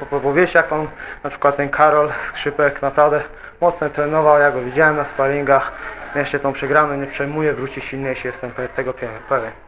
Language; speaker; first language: Polish; non-native, fluent; Chechen